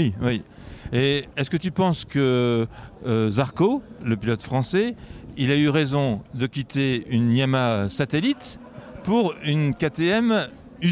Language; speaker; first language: French; native; French